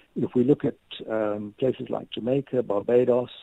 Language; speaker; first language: English; native; English